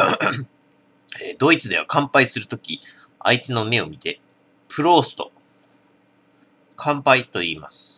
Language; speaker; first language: Japanese; native; Japanese